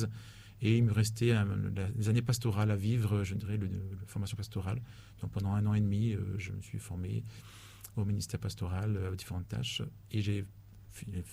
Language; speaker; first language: French; native; French